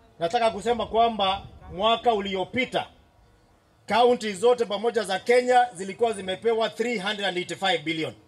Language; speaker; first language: Swahili; non-native, local second language; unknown